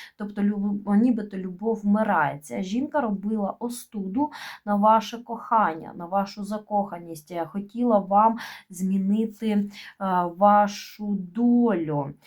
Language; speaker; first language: Ukrainian; non-native, local second language; Russian